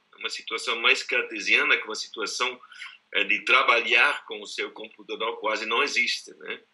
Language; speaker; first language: Portuguese; non-native, fluent; German